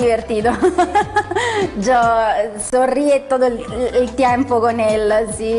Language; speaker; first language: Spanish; non-native, learner; Italian